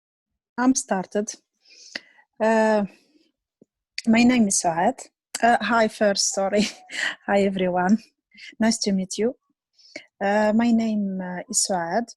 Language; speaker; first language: English; non-native, learner; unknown